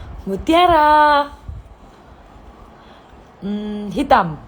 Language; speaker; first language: Malay; native; Malay